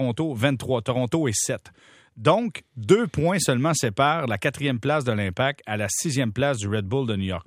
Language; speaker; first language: French; native; French